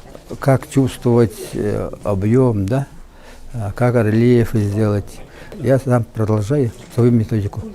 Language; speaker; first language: Russian; non-native, local second language; Yakut